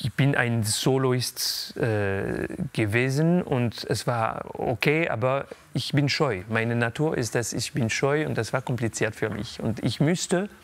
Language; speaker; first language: German; non-native, local second language; French